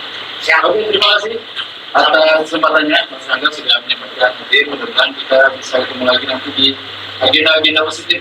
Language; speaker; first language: Indonesian; native; Indonesian